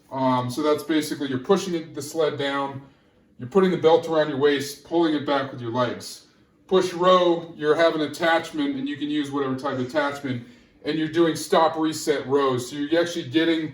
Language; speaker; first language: English; native; English